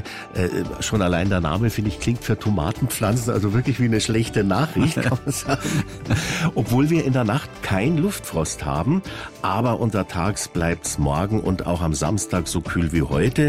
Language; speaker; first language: German; native; German